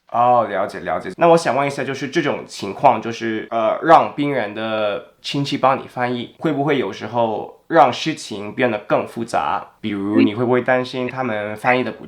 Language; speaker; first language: Chinese; non-native, fluent; English